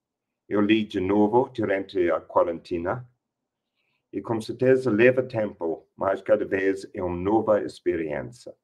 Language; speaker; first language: Portuguese; non-native, fluent; English